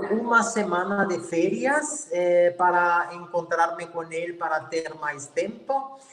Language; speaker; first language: Portuguese; non-native, learner; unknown